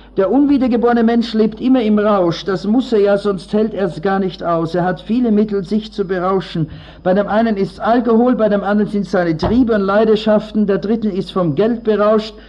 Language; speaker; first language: German; native; German